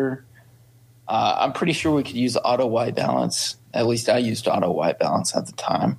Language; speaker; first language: English; native; English